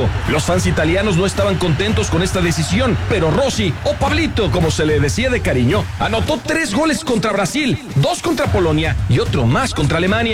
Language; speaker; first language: Spanish; native; Spanish